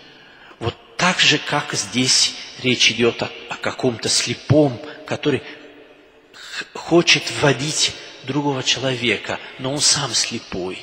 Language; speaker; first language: Russian; non-native, fluent; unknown